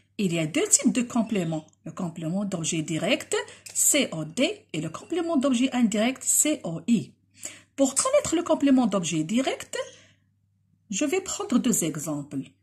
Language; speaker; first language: French; non-native, local second language; Arabic